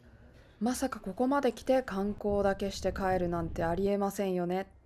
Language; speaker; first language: Japanese; native; Japanese